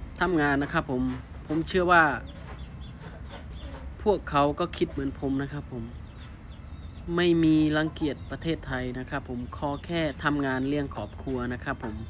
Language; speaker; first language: Thai; non-native, fluent; Khmer